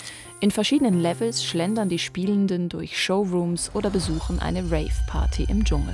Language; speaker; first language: German; native; German